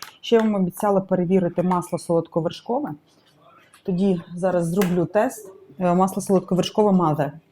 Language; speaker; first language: Ukrainian; native; Ukrainian